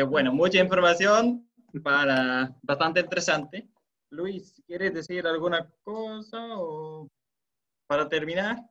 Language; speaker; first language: Spanish; non-native, fluent; Dutch